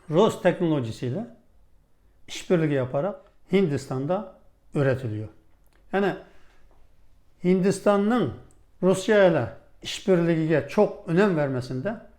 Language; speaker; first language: Turkish; non-native, fluent; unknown